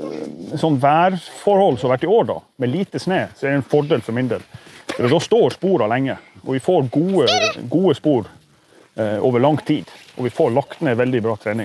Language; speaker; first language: Norwegian; native; Norwegian